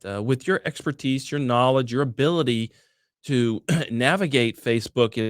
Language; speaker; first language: English; native; English